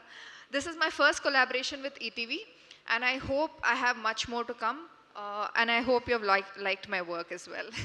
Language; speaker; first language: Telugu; non-native, local second language; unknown